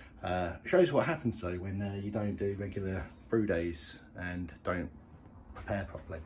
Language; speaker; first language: English; native; English